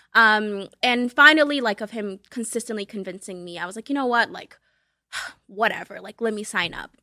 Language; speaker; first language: English; early bilingual, other home language; Kabuverdianu